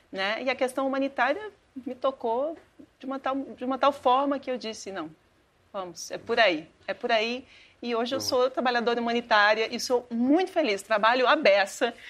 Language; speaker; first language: Portuguese; native; Portuguese